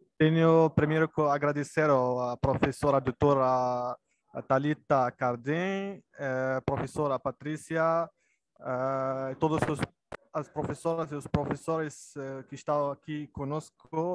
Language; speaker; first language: Portuguese; non-native, learner; Arabic